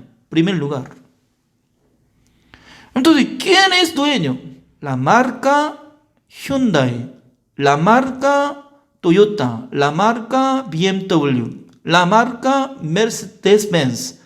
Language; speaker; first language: Spanish; non-native, learner; Korean